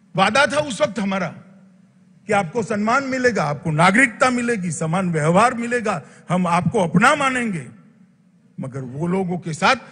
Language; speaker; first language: Hindi; non-native, local second language; Gujarati